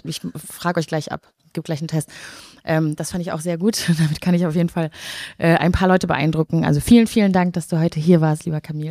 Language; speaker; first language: German; native; German